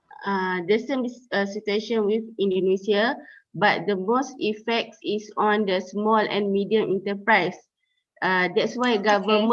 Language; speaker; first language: English; non-native, local second language; Malay